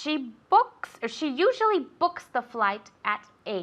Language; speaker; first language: English; non-native, fluent; Spanish